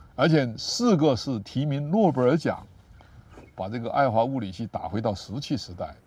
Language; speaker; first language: Chinese; native; Chinese